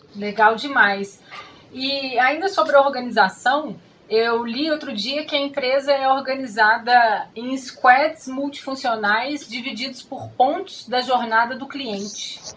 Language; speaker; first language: Portuguese; native; Portuguese